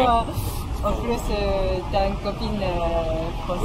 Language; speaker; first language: French; non-native, fluent; Japanese